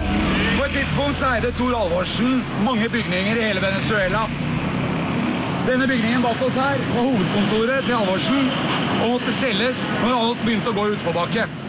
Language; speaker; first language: Norwegian; native; Norwegian